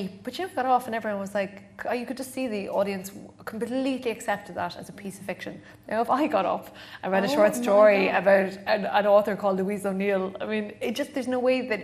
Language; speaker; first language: English; native; English